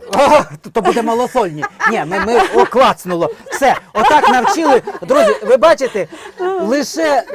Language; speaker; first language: Ukrainian; native; Ukrainian